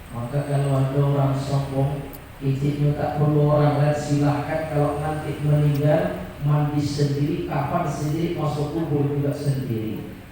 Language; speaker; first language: Indonesian; non-native, local second language; Minangkabau